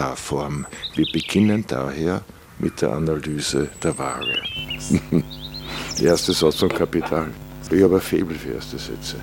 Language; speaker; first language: German; native; German